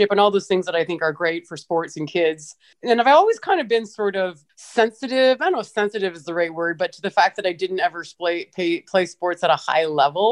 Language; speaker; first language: English; native; English